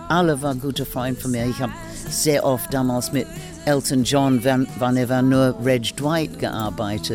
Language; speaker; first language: German; non-native, learner; English